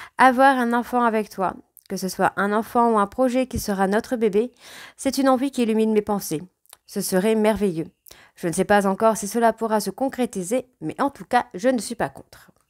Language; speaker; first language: French; native; French